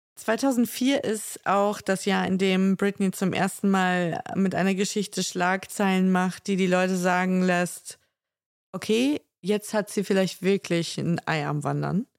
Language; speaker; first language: German; native; German